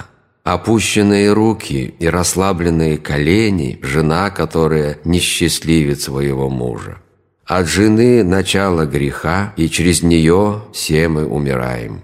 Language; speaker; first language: Russian; native; Russian